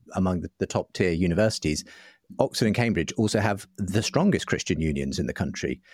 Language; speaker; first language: English; native; English